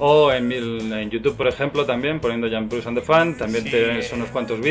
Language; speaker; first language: Spanish; native; Spanish